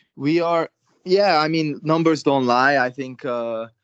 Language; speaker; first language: English; non-native, fluent; Hungarian